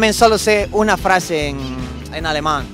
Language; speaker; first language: Spanish; native; Spanish